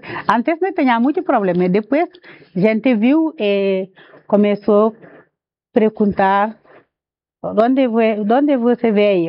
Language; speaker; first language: Portuguese; non-native, learner; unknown